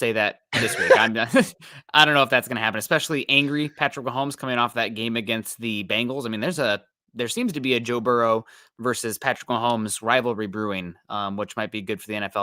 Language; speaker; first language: English; native; English